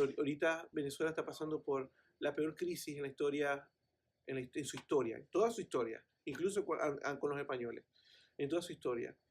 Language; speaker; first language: Spanish; native; Spanish